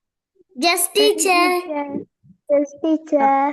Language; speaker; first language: English; non-native, learner; Tamil